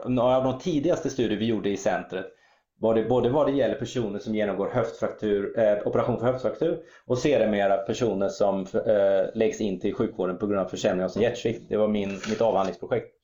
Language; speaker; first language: Swedish; early bilingual, other home language; German